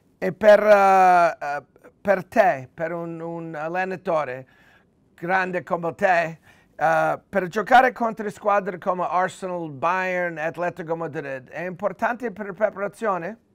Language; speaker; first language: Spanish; non-native, learner; English